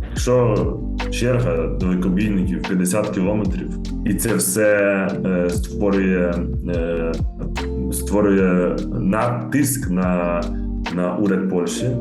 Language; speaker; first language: Ukrainian; native; Ukrainian